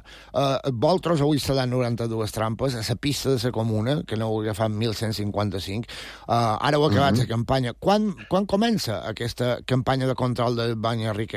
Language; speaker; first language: Catalan; native; Catalan